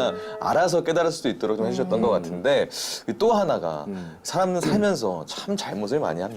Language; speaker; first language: Korean; native; Korean